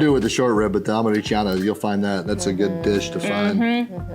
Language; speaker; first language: English; native; English